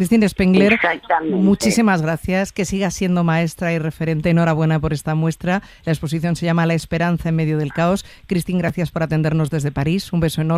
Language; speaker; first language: Spanish; native; Spanish